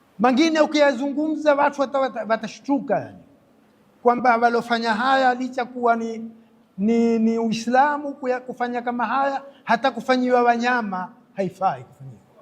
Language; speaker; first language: Swahili; native; Swahili